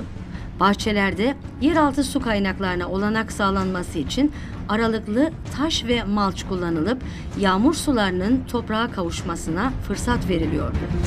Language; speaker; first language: Turkish; native; Turkish